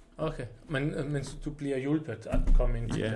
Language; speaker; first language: Danish; non-native, fluent; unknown